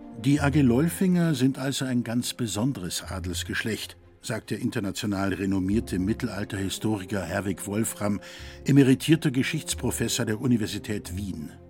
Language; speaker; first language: German; native; German